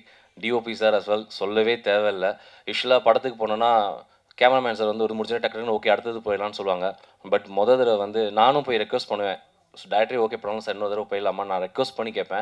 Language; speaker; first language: Tamil; native; Tamil